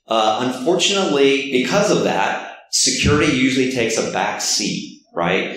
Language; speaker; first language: English; native; English